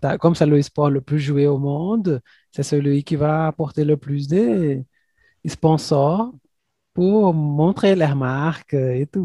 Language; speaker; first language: French; non-native, fluent; Portuguese